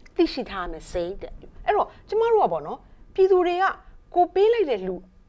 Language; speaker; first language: Burmese; native; Burmese